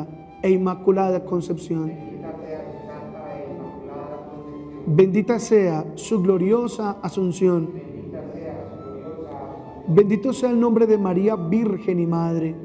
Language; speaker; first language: Spanish; native; Spanish